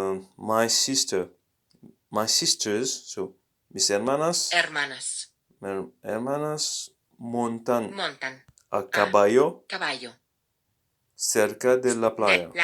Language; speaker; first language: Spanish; non-native, learner; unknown